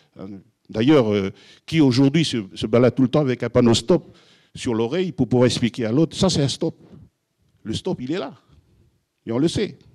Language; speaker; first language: French; non-native, local second language; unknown